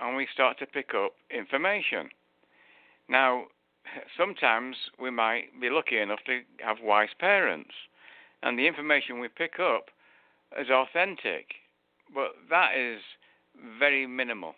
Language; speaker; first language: English; native; English